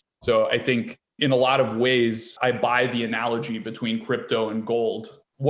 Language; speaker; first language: English; native; English